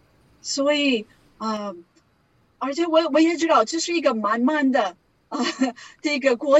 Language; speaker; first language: Chinese; non-native, learner; English